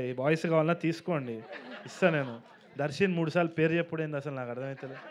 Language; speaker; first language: Telugu; native; Telugu